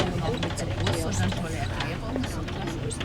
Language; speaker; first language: German; native; German